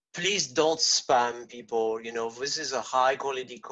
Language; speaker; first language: English; non-native, fluent; French